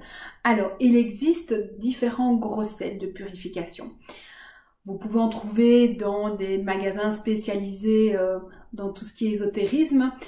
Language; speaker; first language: French; native; French